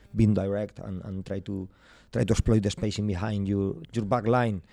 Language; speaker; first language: English; non-native, fluent; Spanish